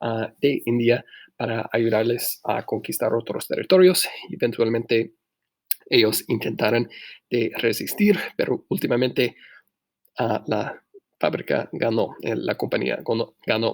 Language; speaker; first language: Spanish; non-native, fluent; English